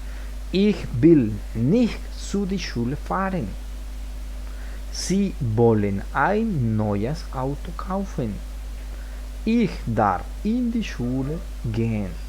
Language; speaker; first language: German; non-native, fluent; Spanish